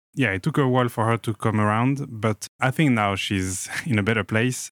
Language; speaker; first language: English; non-native, fluent; French